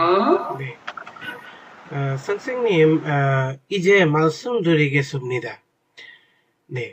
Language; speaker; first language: Korean; non-native, learner; Bangla